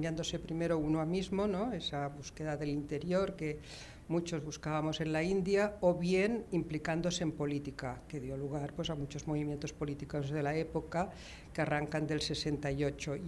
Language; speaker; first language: Spanish; native; Spanish